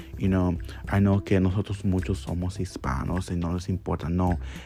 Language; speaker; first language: Spanish; early bilingual, heritage; Spanish